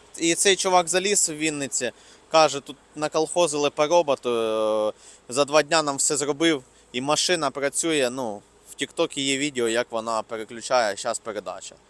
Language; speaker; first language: Ukrainian; non-native, local second language; Russian